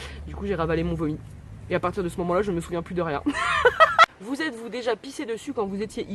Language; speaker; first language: French; native; French